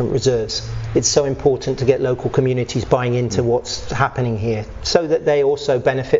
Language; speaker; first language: English; native; English